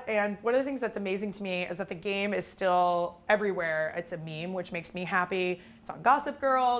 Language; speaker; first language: English; native; English